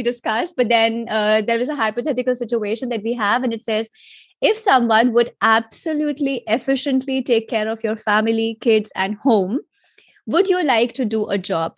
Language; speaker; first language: English; non-native, local second language; Hindi